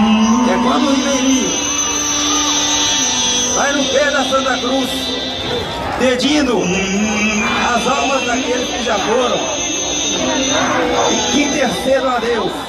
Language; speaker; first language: Portuguese; native; Portuguese